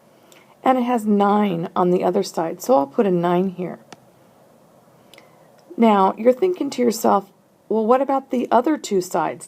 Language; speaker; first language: English; native; English